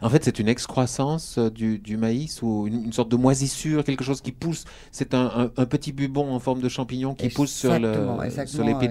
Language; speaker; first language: French; native; French